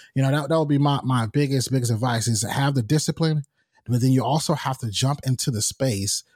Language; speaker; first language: English; native; English